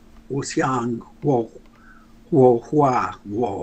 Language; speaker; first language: Chinese; non-native, learner; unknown